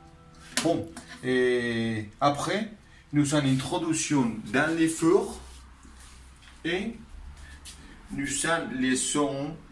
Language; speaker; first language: French; non-native, learner; Spanish